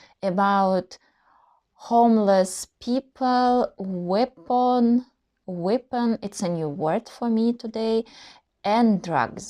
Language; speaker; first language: English; non-native, learner; Russian